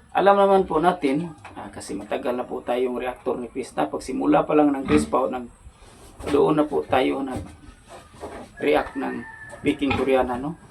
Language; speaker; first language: Filipino; non-native, local second language; Cebuano